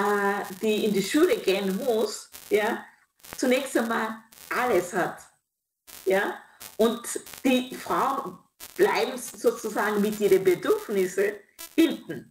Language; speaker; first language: German; non-native, fluent; Kinyarwanda